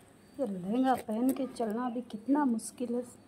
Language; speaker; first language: Hindi; native; Hindi